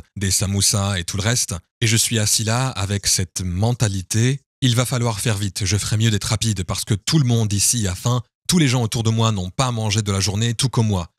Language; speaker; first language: French; non-native, fluent; English